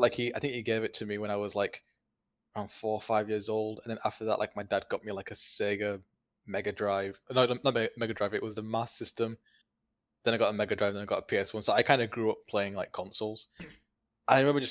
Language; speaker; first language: English; native; English